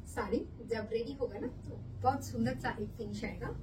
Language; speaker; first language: Hindi; non-native, local second language; Bangla